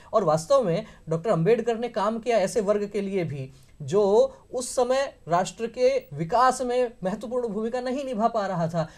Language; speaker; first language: Hindi; native; Hindi